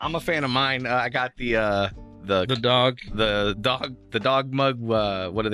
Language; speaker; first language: English; native; English